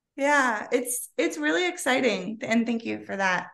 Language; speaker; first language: English; native; English